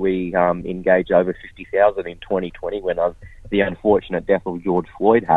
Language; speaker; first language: English; native; English